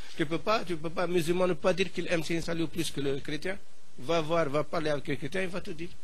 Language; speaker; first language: French; non-native, local second language; Arabic